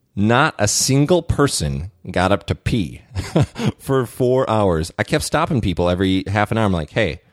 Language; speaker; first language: English; native; English